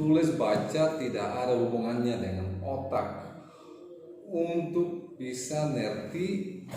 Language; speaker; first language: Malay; non-native, fluent; English